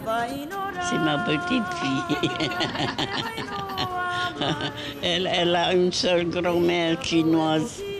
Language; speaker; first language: French; non-native, local second language; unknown